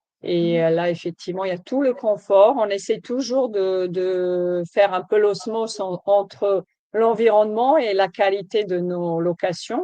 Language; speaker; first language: French; native; French